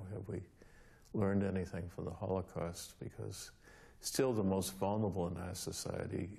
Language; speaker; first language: English; native; English